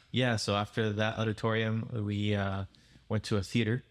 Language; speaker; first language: English; non-native, fluent; Spanish